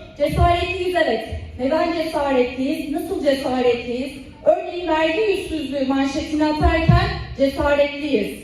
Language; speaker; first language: Turkish; native; Turkish